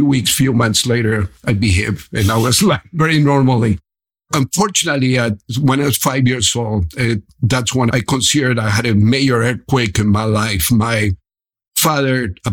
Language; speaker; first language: English; non-native, fluent; Spanish